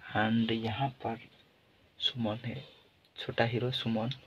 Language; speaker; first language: Hindi; non-native, local second language; Odia